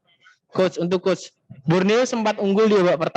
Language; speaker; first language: Indonesian; native; Indonesian